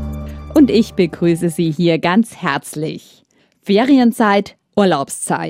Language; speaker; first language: German; native; German